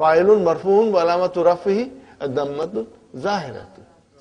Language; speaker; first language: Arabic; non-native, fluent; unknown